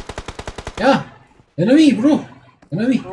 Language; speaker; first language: English; non-native, learner; Korean